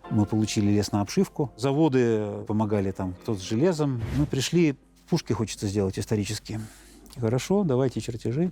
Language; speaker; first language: Russian; native; Russian